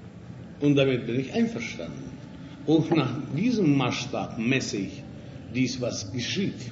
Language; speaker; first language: German; non-native, fluent; Russian